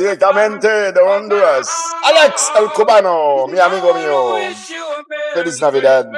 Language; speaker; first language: Spanish; non-native, learner; Haitian Creole